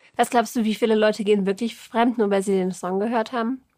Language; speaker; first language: German; native; German